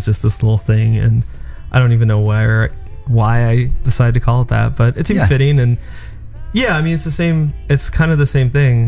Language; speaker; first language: English; early bilingual, other home language; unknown